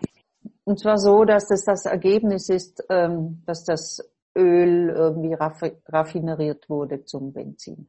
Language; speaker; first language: German; non-native, fluent; English